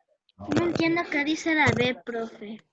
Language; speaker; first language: Spanish; native; Spanish